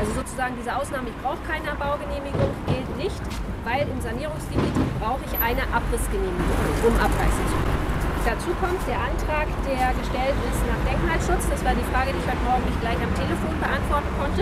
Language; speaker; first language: German; native; German